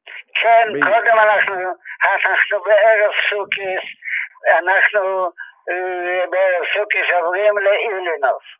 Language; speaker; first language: Hebrew; non-native, fluent; Yiddish